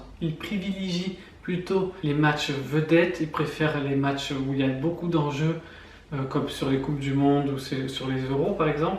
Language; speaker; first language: French; native; French